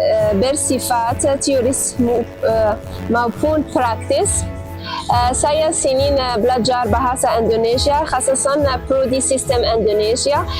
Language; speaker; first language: Indonesian; non-native, learner; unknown